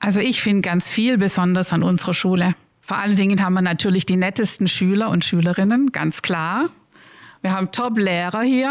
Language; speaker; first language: German; native; German